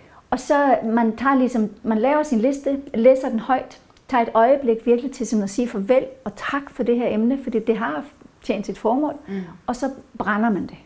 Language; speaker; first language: Danish; non-native, fluent; Norwegian